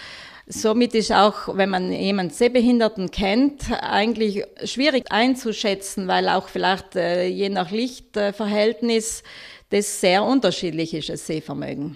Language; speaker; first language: German; native; German